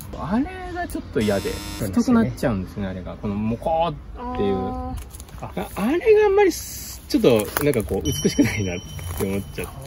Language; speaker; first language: Japanese; native; Japanese